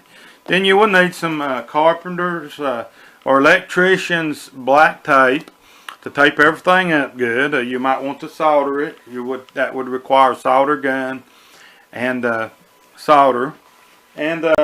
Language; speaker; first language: English; native; English